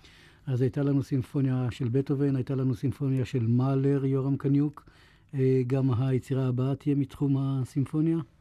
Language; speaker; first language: Hebrew; native; Hebrew